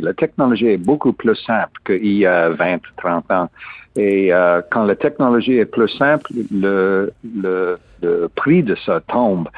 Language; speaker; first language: French; non-native, learner; English